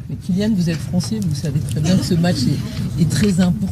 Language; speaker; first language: French; native; French